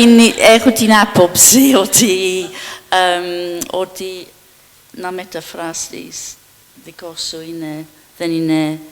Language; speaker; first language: Greek; non-native, fluent; English